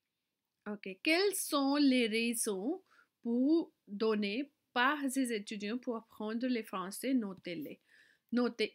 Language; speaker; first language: French; non-native, fluent; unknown